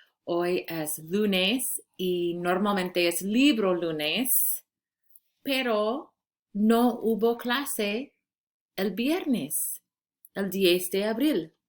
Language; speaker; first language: Spanish; non-native, fluent; English